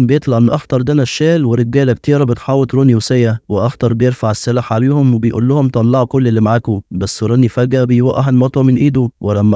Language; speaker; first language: Arabic; native; Arabic